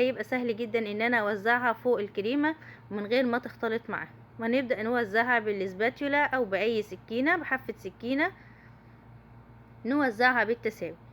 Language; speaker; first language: Arabic; native; Arabic